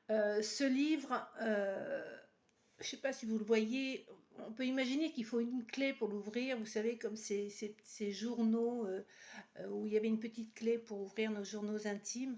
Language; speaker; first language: French; native; French